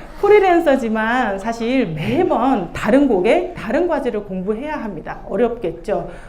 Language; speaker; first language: Korean; native; Korean